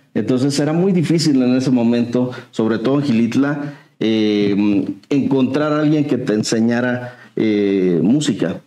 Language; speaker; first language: Spanish; native; Spanish